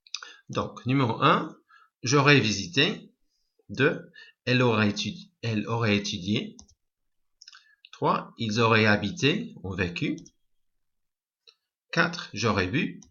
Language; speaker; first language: French; non-native, fluent; English